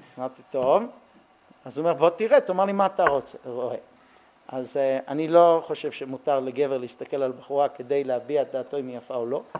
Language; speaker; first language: Hebrew; native; Hebrew